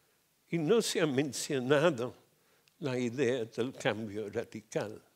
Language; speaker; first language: Spanish; non-native, fluent; English